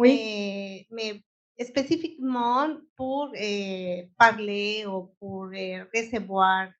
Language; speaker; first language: French; non-native, learner; Spanish